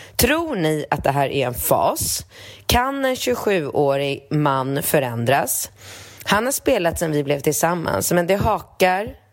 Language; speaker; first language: Swedish; early bilingual, other home language; Polish